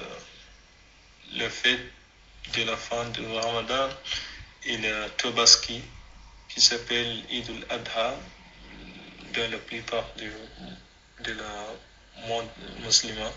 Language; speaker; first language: French; non-native, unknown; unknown